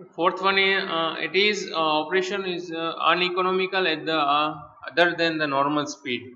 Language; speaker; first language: English; non-native, local second language; Gujarati